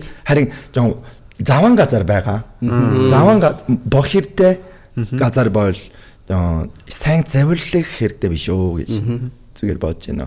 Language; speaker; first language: Mongolian; non-native, fluent; Korean